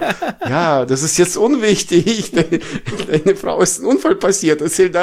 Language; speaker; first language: German; non-native, fluent; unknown